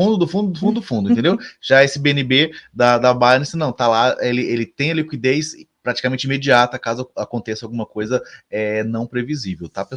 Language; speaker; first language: Portuguese; native; Portuguese